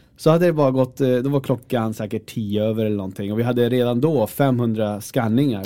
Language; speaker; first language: Swedish; early bilingual, other home language; Kurdish